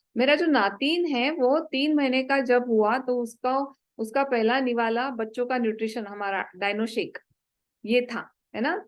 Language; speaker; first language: Hindi; non-native, local second language; Marathi